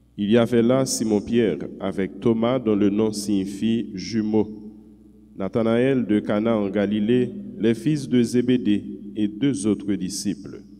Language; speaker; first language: French; non-native, local second language; Haitian Creole